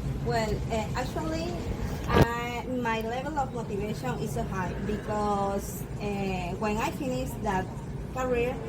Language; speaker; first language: English; non-native, learner; Spanish